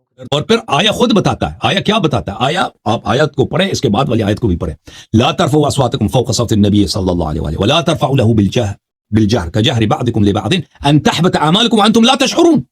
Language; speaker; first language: Urdu; non-native, fluent; Persian